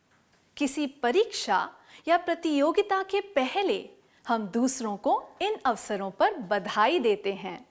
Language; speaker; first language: Hindi; native; Hindi